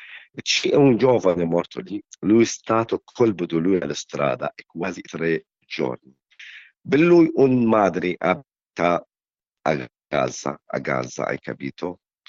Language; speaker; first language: Italian; non-native, learner; Arabic